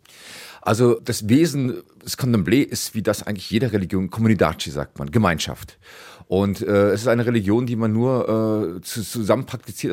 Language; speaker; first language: German; native; German